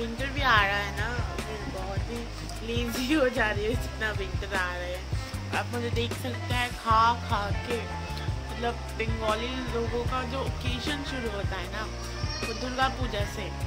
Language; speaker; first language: Hindi; non-native, local second language; Bangla